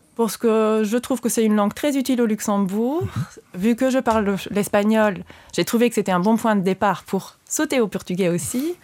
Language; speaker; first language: French; non-native, local second language; Luxembourgish